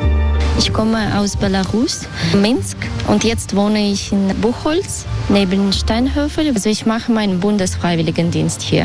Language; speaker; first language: German; non-native, fluent; Russian